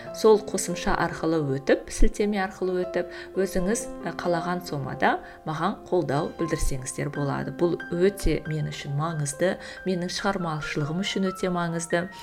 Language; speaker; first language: Kazakh; native; Kazakh